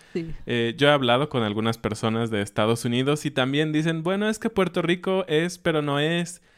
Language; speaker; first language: Spanish; native; Spanish